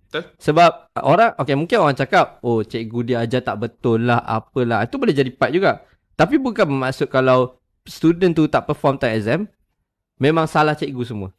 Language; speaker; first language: Malay; native; Malay